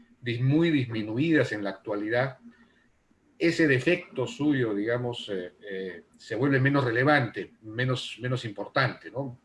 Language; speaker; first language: Spanish; native; Spanish